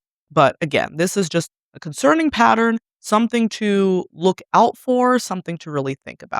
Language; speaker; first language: English; native; English